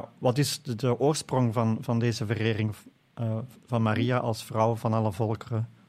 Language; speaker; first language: Dutch; native; Dutch